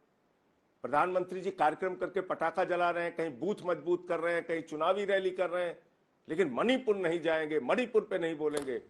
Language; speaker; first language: Hindi; native; Hindi